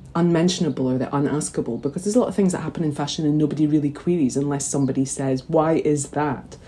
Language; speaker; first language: English; native; English